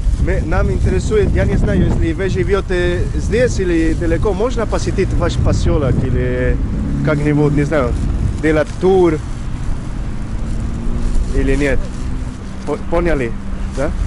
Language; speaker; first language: Russian; non-native, fluent; Spanish